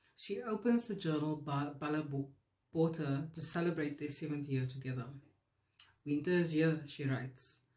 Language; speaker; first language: English; non-native, local second language; Afrikaans